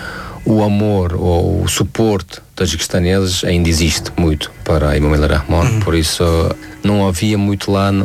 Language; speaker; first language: Portuguese; non-native, fluent; Tajik